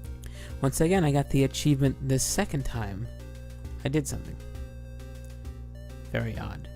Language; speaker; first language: English; native; English